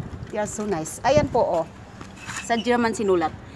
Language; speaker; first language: English; non-native, local second language; Filipino